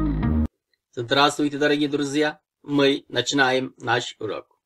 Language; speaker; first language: Russian; non-native, fluent; Turkish